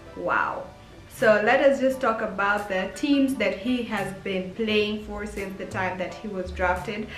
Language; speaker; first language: English; early bilingual, heritage; English